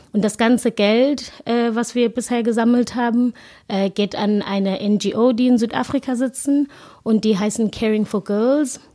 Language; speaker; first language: German; non-native, fluent; Zulu